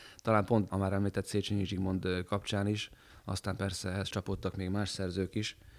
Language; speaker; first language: Hungarian; native; Hungarian